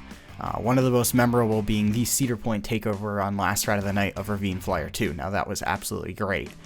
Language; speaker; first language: English; native; English